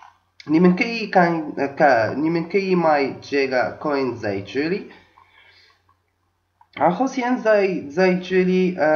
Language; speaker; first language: Chinese; non-native, learner; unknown